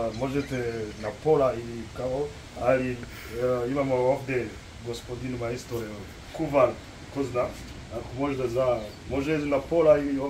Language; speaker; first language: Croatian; non-native, learner; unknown